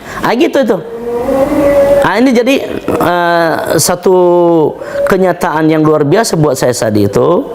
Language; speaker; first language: Indonesian; non-native, local second language; Nias